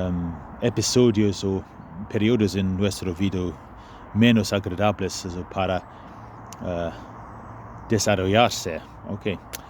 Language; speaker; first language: Spanish; non-native, fluent; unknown